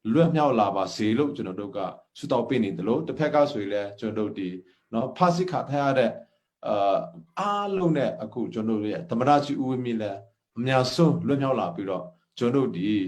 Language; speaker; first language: Burmese; non-native, local second language; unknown